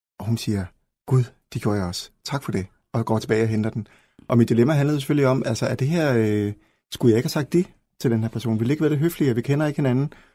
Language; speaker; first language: Danish; native; Danish